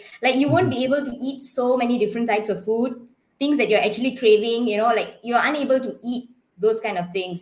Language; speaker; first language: English; non-native, local second language; Tamil